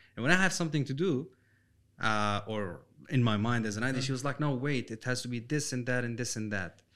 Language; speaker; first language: English; non-native, fluent; Arabic